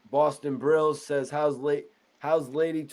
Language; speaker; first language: English; native; English